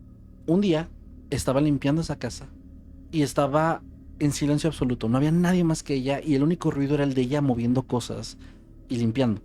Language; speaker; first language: Spanish; native; Spanish